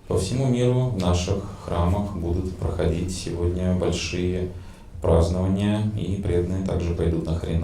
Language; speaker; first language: Russian; native; Russian